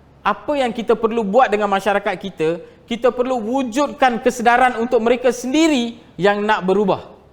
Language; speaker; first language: Malay; non-native, local second language; Tamil